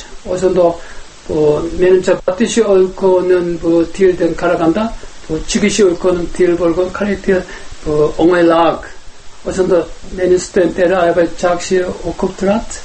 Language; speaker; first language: Kyrgyz; non-native, learner; Korean